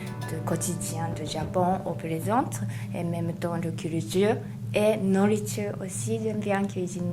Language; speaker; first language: French; non-native, learner; Japanese